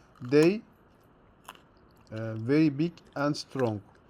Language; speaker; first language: English; non-native, learner; Turkish